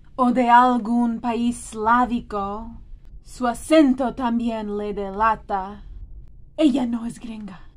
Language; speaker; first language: Spanish; non-native, fluent; English